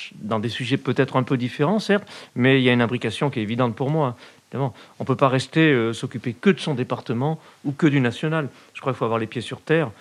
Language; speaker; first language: French; native; French